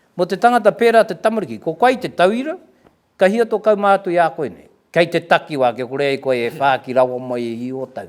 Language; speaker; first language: Māori; native; Māori